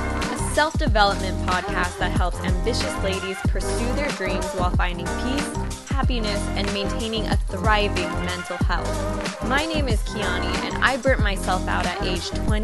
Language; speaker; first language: English; native; English